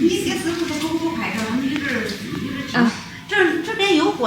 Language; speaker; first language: Chinese; native; Chinese